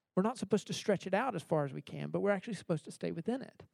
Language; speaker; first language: English; native; English